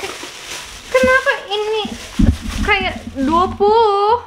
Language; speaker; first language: Indonesian; non-native, learner; English